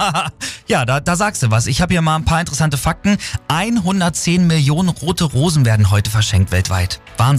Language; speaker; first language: German; native; German